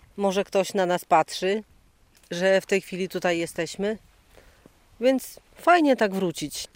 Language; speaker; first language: Polish; native; Polish